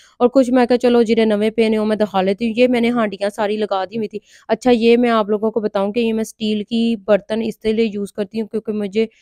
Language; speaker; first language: Urdu; non-native, local second language; Punjabi